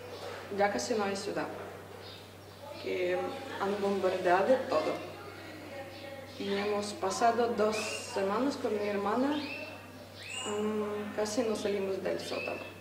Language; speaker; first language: Spanish; non-native, fluent; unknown